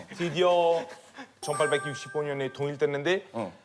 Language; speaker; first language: Korean; non-native, fluent; Italian